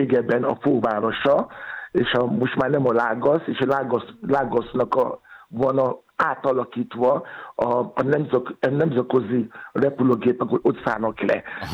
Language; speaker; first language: Hungarian; non-native, fluent; Yoruba